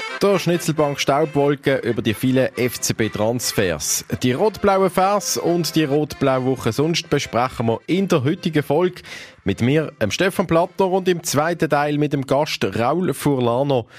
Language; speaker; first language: German; native; German